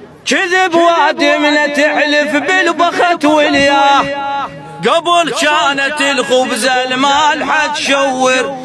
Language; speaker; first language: Arabic; native; Arabic